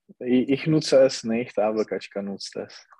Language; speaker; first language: German; non-native, learner; Czech